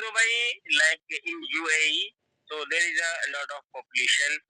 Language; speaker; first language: English; non-native, learner; Hindi